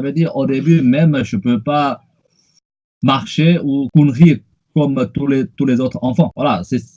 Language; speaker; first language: French; non-native, fluent; Chinese